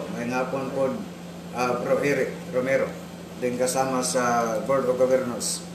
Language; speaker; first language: Filipino; non-native, local second language; Cebuano